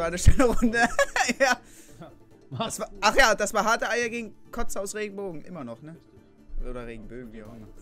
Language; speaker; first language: German; native; German